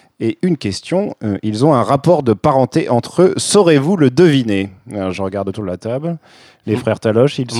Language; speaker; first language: French; native; French